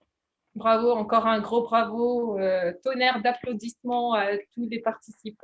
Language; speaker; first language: French; native; French